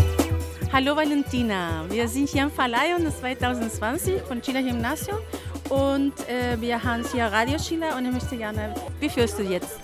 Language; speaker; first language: German; non-native, learner; Spanish